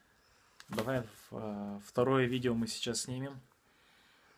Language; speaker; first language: Russian; native; Russian